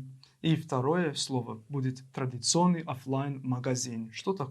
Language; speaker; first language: Russian; non-native, learner; English